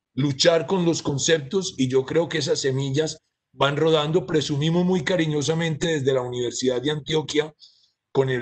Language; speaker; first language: Spanish; native; Spanish